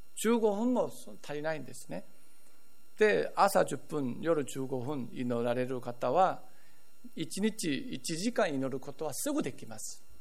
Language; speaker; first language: Japanese; non-native, fluent; Korean